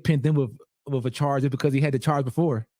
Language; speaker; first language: English; native; English